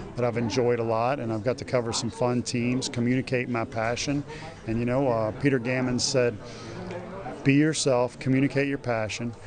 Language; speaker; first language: English; native; English